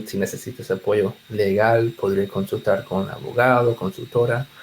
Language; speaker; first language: Spanish; non-native, fluent; English